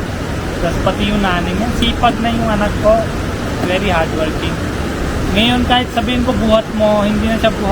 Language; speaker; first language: Filipino; non-native, learner; Punjabi